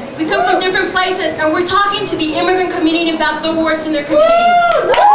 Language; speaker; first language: English; native; English